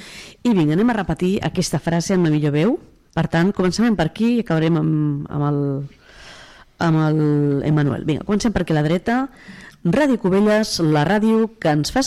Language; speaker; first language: Catalan; native; Catalan